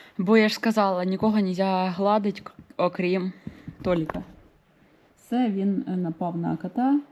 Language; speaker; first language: Ukrainian; non-native, local second language; Russian